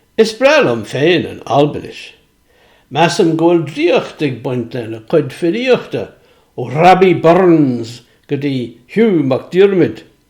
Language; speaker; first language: Irish; non-native, fluent; Swiss German